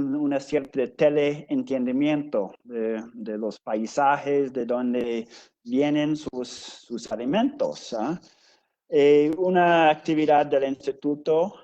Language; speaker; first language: Spanish; non-native, fluent; English